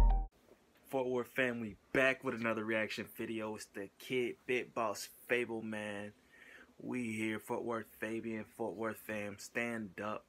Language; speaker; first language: English; native; English